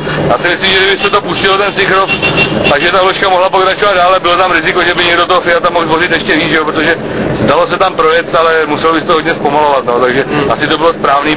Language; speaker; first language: Czech; native; Czech